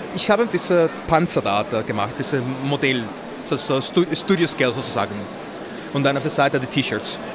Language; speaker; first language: German; non-native, learner; Spanish